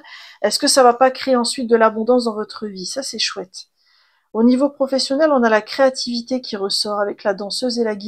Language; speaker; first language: French; native; French